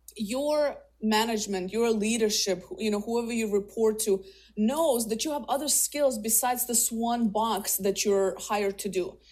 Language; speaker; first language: English; early bilingual, other home language; Russian